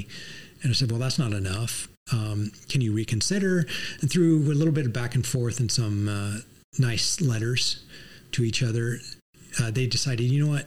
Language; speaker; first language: English; native; English